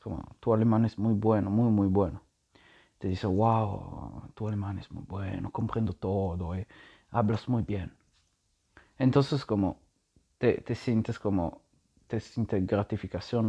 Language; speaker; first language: Spanish; non-native, learner; Italian